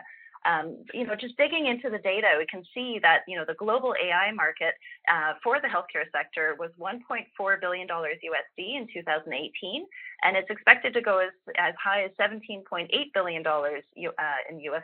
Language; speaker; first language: English; native; English